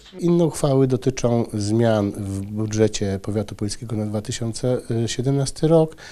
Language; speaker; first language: Polish; native; Polish